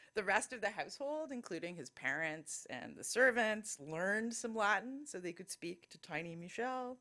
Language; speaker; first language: English; native; English